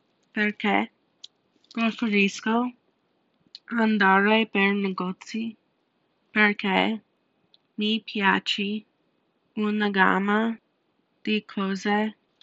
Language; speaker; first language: Italian; non-native, learner; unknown